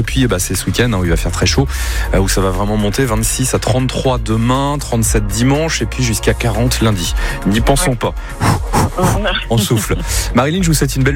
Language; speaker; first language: French; native; French